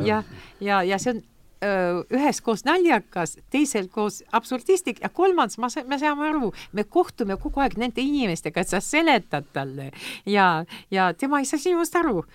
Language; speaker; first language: Estonian; non-native, local second language; Russian